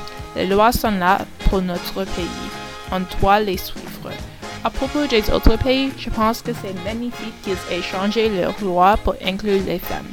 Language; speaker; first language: French; non-native, learner; English